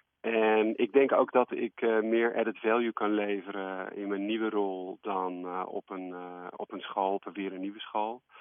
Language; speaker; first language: Dutch; native; Dutch